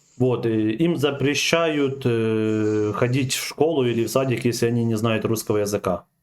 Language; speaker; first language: Russian; native; Russian